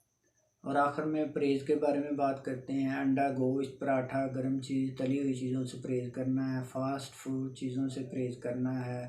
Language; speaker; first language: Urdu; non-native, local second language; Punjabi